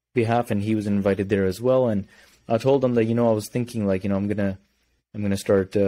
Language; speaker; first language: Punjabi; early bilingual, heritage; Punjabi